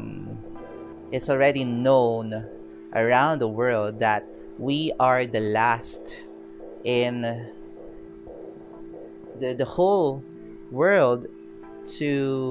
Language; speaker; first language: English; non-native, local second language; Filipino